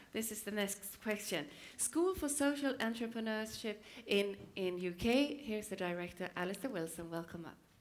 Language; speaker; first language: English; non-native, fluent; Swedish